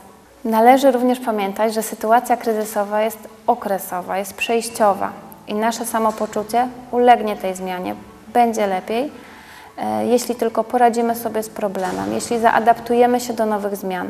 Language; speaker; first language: Polish; native; Polish